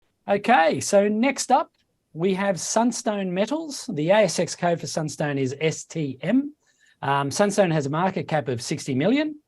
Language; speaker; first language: English; native; English